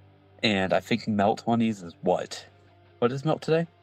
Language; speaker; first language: English; native; English